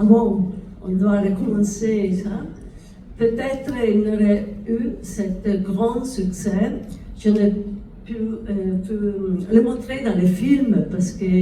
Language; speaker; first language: French; non-native, learner; Italian